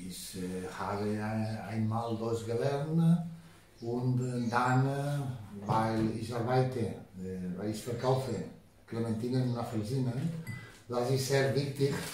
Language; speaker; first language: German; non-native, learner; Spanish